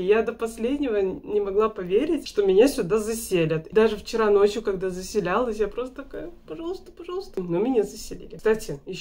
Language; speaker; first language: Russian; native; Russian